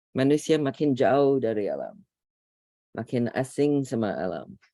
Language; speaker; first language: Indonesian; non-native, fluent; English